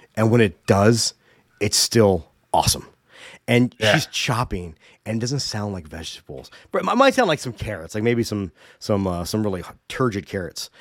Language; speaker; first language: English; native; English